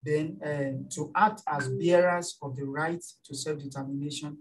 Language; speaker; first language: English; non-native, local second language; Yoruba